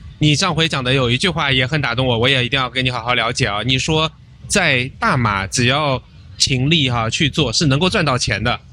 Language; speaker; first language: Chinese; native; Chinese